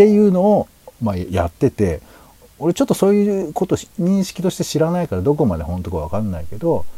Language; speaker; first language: Japanese; native; Japanese